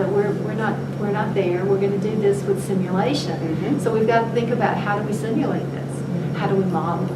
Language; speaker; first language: English; native; English